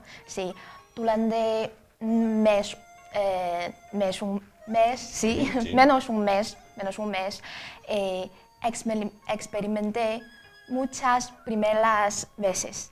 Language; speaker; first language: Spanish; non-native, fluent; Chinese